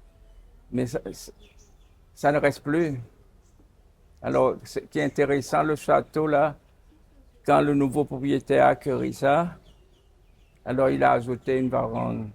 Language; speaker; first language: French; non-native, local second language; Seselwa Creole French